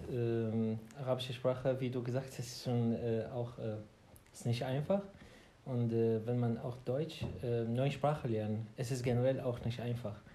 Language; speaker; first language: German; non-native, learner; Arabic